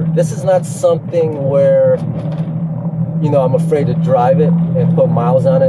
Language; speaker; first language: English; native; English